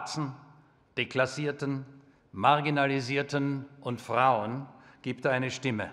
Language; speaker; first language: German; native; German